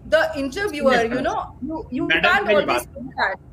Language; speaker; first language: Hindi; native; Hindi